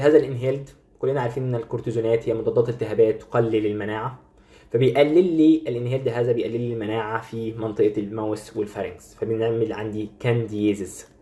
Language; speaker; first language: Arabic; native; Arabic